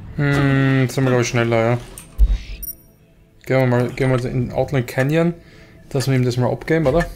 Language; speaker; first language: German; native; German